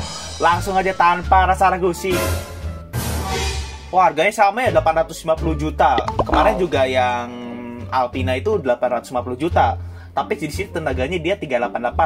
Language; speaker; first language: Indonesian; native; Indonesian